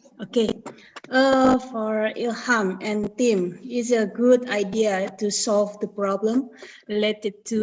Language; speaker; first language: English; non-native, fluent; Indonesian